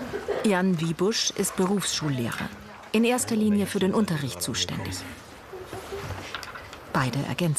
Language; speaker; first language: German; native; German